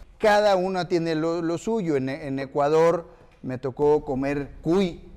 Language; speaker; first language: Spanish; native; Spanish